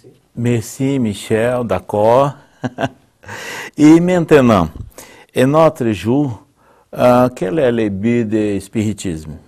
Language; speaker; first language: French; non-native, learner; Portuguese